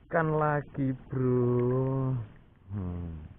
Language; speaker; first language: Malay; non-native, local second language; Javanese